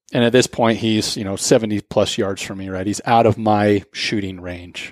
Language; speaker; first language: English; native; English